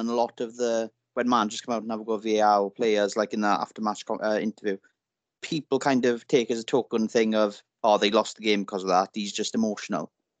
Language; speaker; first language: English; native; English